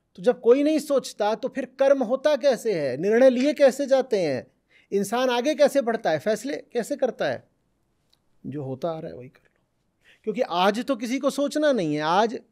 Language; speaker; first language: Hindi; native; Hindi